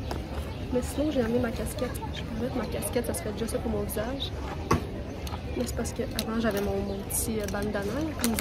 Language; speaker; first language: French; native; French